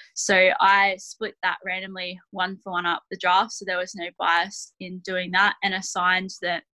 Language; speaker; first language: English; native; English